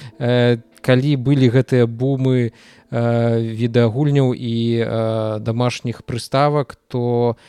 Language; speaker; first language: Belarusian; native; Belarusian